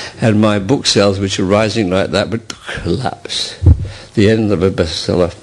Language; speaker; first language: English; native; English